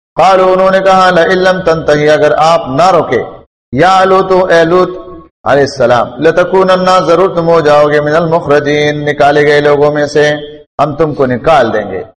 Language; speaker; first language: Urdu; non-native, local second language; Pashto